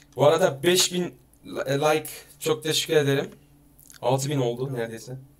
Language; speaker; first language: Turkish; early bilingual, heritage; Turkish